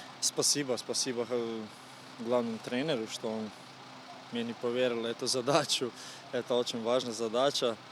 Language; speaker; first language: Russian; non-native, learner; Croatian